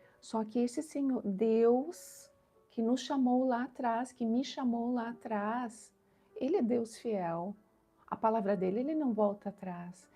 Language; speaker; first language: Portuguese; native; Portuguese